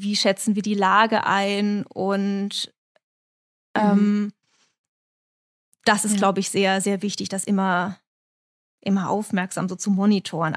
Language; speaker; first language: German; native; German